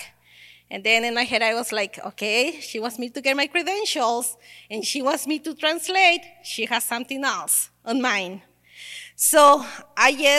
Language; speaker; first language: English; non-native, learner; Spanish